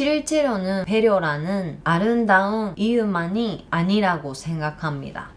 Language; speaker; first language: Korean; non-native, learner; Japanese